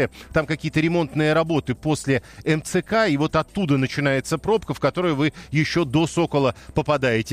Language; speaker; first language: Russian; native; Russian